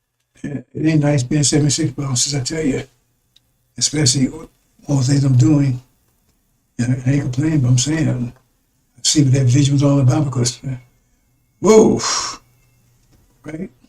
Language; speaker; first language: English; native; English